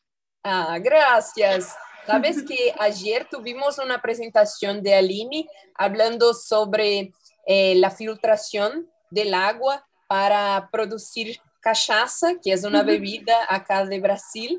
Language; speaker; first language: Spanish; non-native, fluent; Portuguese